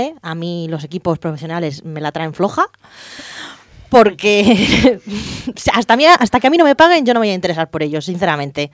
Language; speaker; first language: Spanish; native; Spanish